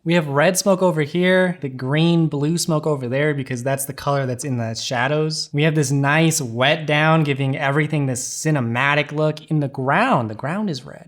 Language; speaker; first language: English; native; English